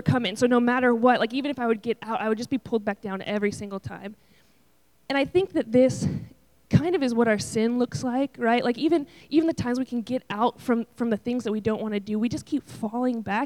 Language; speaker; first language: English; native; English